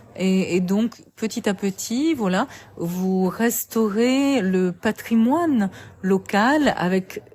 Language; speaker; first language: French; native; French